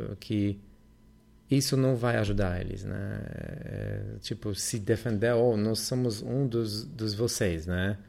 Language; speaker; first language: Portuguese; non-native, fluent; Polish